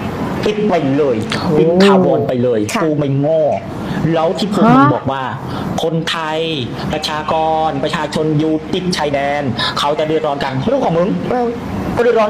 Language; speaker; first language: Thai; native; Thai